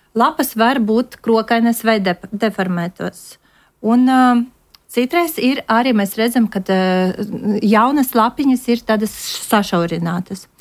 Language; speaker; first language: Latvian; non-native, local second language; Russian